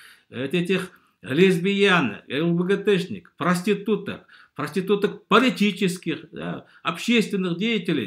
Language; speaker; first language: Russian; native; Russian